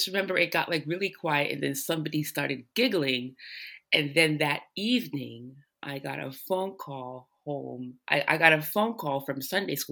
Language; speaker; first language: English; native; English